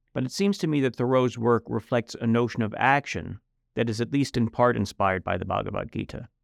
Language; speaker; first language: English; native; English